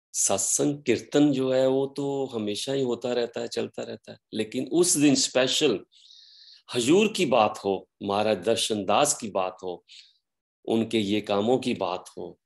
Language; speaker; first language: Hindi; non-native, local second language; Punjabi